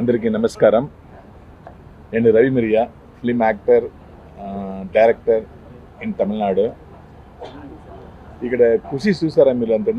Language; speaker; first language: Telugu; non-native, learner; Tamil